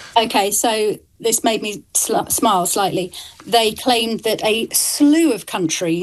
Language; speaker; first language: English; native; English